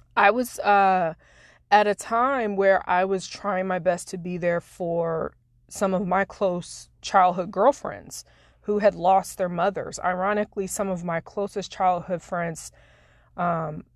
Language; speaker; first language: English; native; English